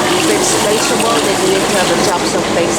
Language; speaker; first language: English; non-native, fluent; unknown